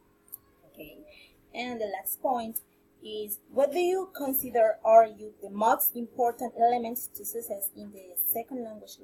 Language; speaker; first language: English; non-native, learner; Spanish